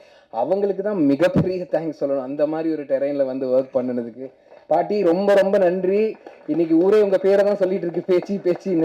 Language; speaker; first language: Tamil; native; Tamil